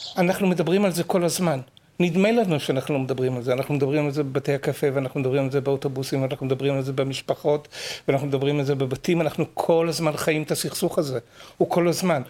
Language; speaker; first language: Hebrew; native; Hebrew